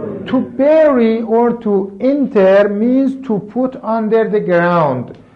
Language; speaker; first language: English; non-native, fluent; Persian